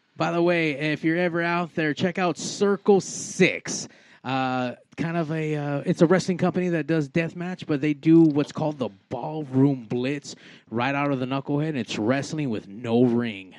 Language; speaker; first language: English; native; English